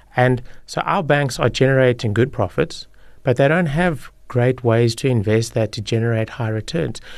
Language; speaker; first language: English; native; English